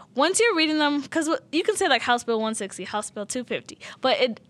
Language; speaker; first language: English; early bilingual, other home language; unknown